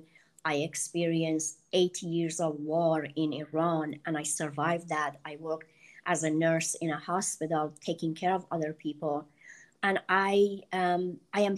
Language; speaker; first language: English; non-native, fluent; Persian